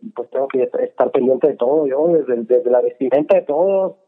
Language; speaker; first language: Spanish; native; Spanish